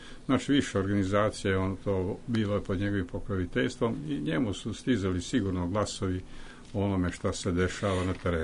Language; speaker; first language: Serbian; native; Serbian